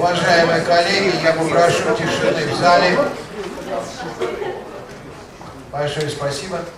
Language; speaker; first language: Russian; native; Russian